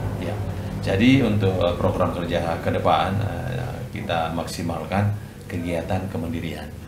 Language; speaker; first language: Indonesian; non-native, local second language; Buginese